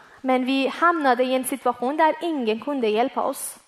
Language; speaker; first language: Swedish; early bilingual, other home language; Persian